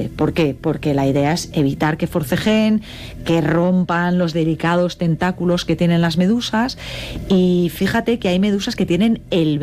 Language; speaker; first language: Spanish; native; Spanish